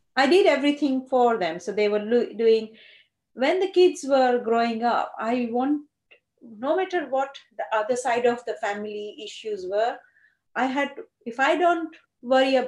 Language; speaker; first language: English; non-native, local second language; Gujarati